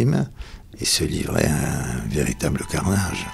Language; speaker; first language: French; native; French